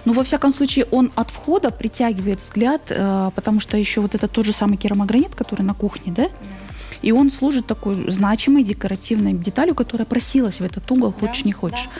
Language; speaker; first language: Russian; native; Russian